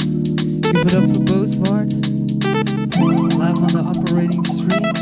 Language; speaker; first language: English; non-native, fluent; Dutch